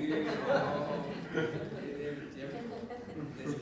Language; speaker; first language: Spanish; non-native, fluent; French